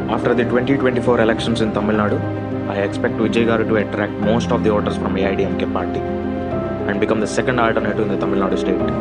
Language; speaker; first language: English; non-native, local second language; Telugu